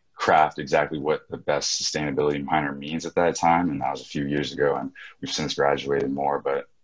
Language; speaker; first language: English; native; English